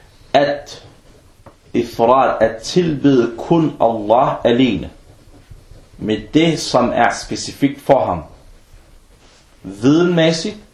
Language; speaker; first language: Danish; early bilingual, other home language; Arabic